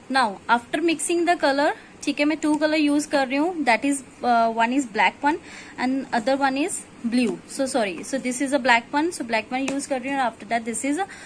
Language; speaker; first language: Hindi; non-native, local second language; Punjabi